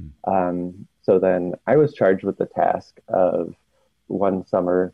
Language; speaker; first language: English; native; English